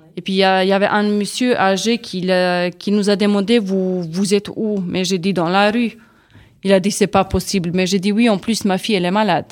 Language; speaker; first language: French; non-native, learner; Serbian